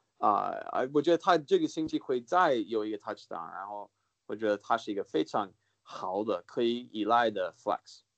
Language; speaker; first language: Chinese; early bilingual, heritage; Chinese